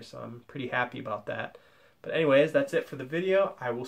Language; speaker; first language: English; native; English